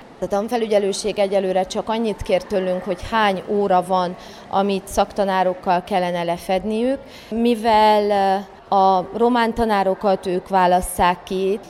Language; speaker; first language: Hungarian; native; Hungarian